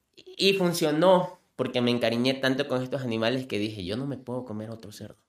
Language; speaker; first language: Spanish; native; Spanish